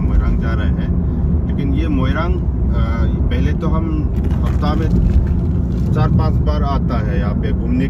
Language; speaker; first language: Hindi; non-native, local second language; Manipuri